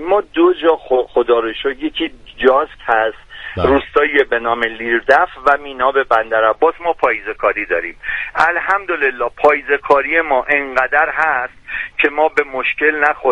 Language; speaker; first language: Persian; native; Persian